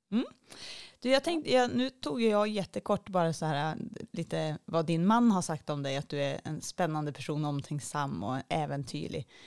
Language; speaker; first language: Swedish; native; Swedish